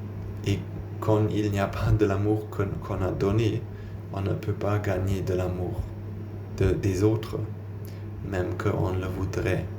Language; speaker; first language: French; non-native, learner; German